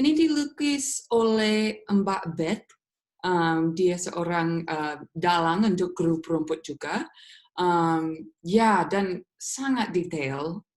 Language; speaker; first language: Indonesian; non-native, fluent; English